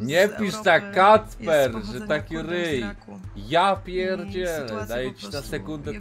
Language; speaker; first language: Polish; native; Polish